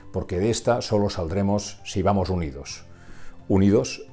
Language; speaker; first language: Spanish; non-native, local second language; Catalan